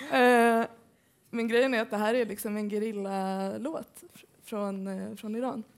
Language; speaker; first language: Swedish; early bilingual, other home language; Persian